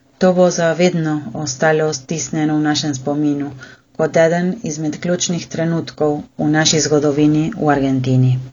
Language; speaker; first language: Slovenian; early bilingual, heritage; Slovenian